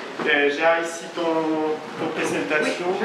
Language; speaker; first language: French; non-native, fluent; Spanish